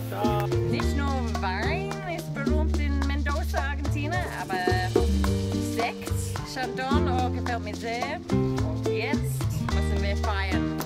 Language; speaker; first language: German; non-native, fluent; English